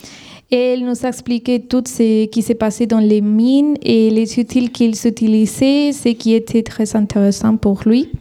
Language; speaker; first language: French; non-native, fluent; Spanish